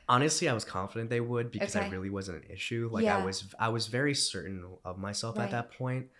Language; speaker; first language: English; early bilingual, other home language; Romanian